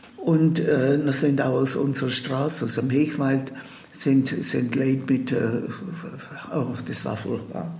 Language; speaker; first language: German; native; German